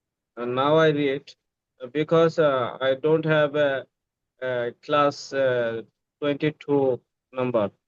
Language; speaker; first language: English; non-native, learner; Bangla